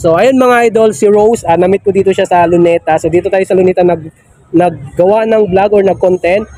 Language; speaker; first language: Filipino; non-native, local second language; Kinaray-a